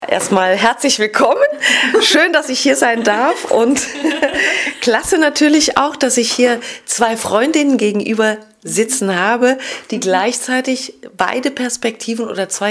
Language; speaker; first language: German; native; German